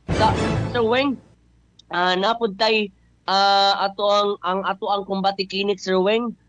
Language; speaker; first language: Cebuano; native; Cebuano